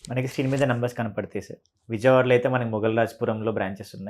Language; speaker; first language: Telugu; native; Telugu